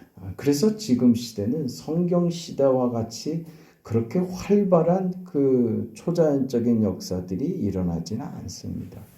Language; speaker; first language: Korean; native; Korean